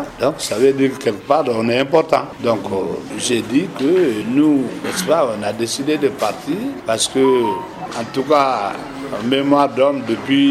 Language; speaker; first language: French; non-native, local second language; Susu